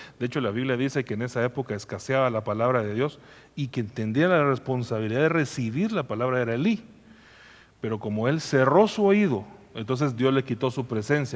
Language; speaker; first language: Spanish; native; Spanish